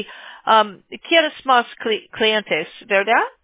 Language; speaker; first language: Spanish; non-native, learner; English